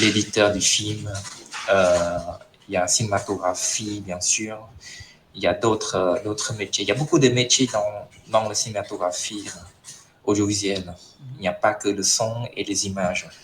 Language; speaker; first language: French; non-native, fluent; Khmer